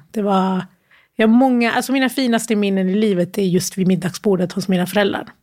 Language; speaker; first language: Swedish; early bilingual, other home language; Arabic